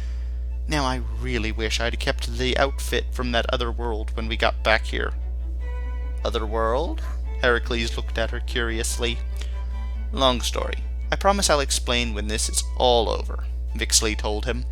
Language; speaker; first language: English; native; English